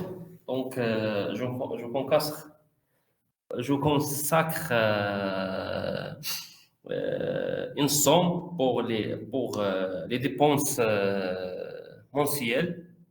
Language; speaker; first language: French; non-native, learner; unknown